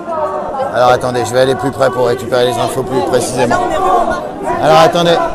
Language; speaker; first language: French; native; French